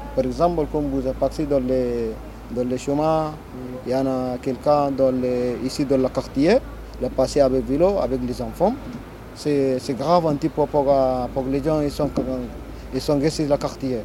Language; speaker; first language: French; non-native, learner; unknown